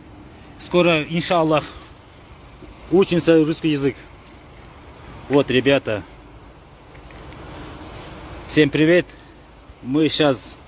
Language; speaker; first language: Russian; non-native, learner; Kyrgyz